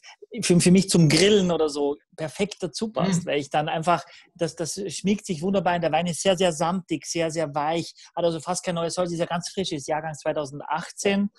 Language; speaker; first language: German; native; German